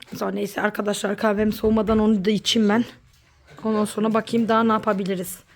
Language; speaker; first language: Turkish; early bilingual, heritage; Turkish